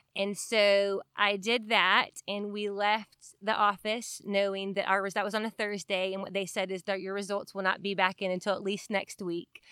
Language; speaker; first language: English; native; English